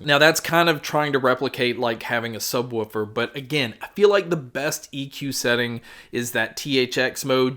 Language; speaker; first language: English; native; English